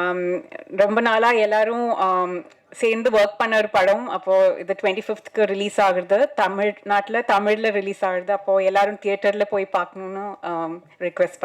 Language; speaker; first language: Tamil; non-native, fluent; Malayalam